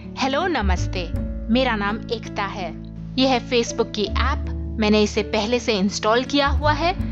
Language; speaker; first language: Hindi; native; Hindi